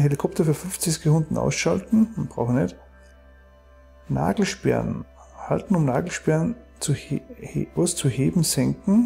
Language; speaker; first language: German; native; German